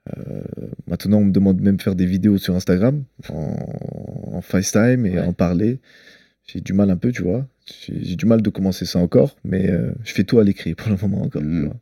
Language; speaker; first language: French; early bilingual, other home language; Chechen